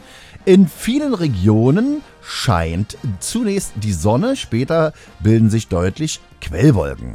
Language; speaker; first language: German; native; German